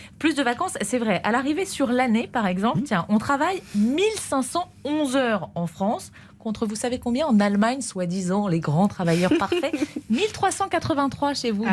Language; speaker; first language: French; native; French